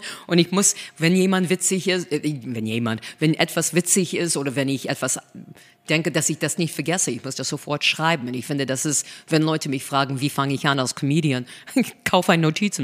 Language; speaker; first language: German; non-native, fluent; English